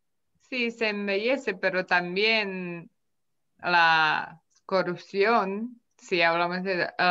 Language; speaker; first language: Spanish; non-native, fluent; Romanian